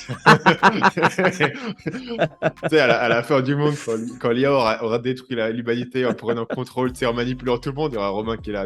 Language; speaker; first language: French; native; French